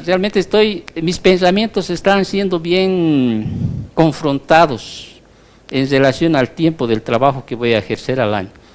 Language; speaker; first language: Spanish; native; Spanish